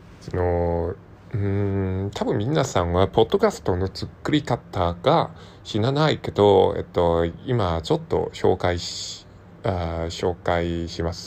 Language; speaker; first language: Japanese; non-native, learner; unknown